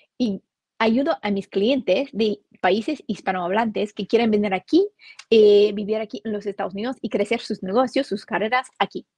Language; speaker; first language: Spanish; non-native, fluent; English